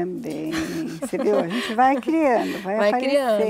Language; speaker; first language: Portuguese; native; Portuguese